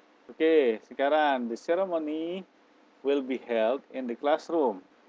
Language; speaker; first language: English; non-native, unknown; Indonesian